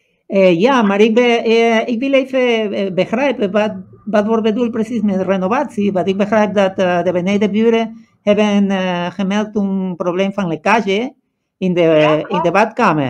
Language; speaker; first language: Dutch; non-native, fluent; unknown